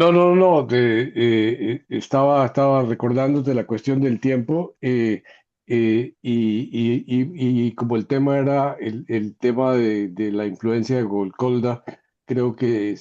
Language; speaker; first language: Spanish; native; Spanish